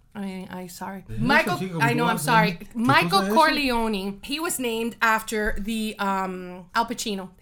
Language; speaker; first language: English; native; English